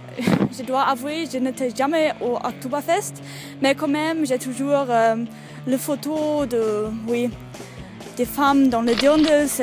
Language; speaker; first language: French; non-native, learner; German